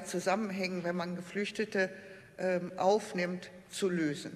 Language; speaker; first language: German; native; German